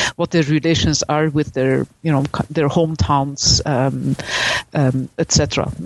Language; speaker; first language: English; non-native, fluent; Dutch